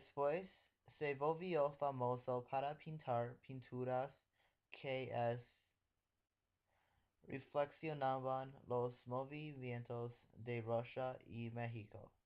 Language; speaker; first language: Spanish; non-native, learner; English